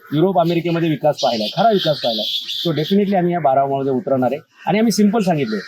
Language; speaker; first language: Marathi; native; Marathi